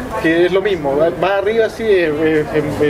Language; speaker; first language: Spanish; native; Spanish